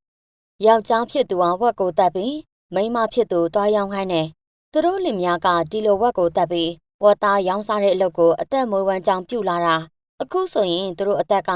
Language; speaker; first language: Burmese; native; Burmese